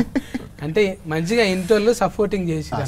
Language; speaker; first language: Telugu; native; Telugu